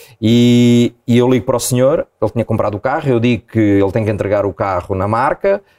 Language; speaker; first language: Portuguese; native; Portuguese